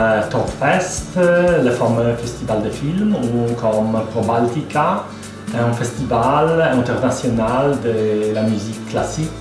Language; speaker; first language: French; non-native, fluent; Polish